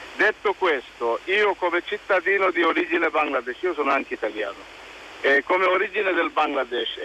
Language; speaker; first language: Italian; non-native, fluent; Bangla